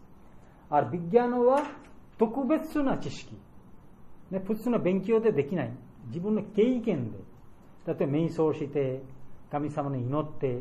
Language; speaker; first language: Japanese; non-native, learner; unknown